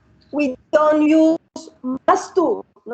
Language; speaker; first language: English; non-native, learner; Spanish